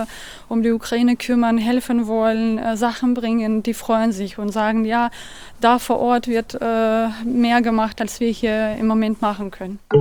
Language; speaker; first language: German; non-native, fluent; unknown